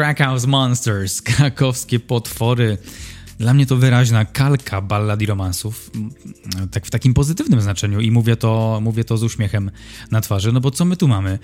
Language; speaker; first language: Polish; native; Polish